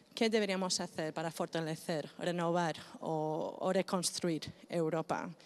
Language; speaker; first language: Spanish; non-native, fluent; Greek